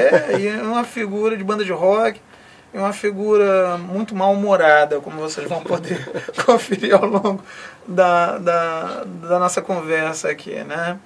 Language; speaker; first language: Portuguese; native; Portuguese